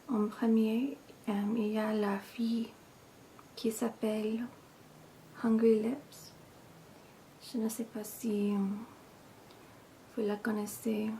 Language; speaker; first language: French; non-native, fluent; English